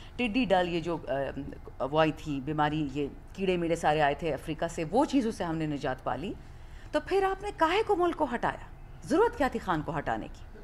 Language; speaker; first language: Urdu; non-native, local second language; Pashto